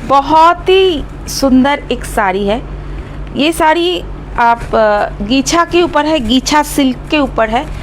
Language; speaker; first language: Hindi; non-native, local second language; Bangla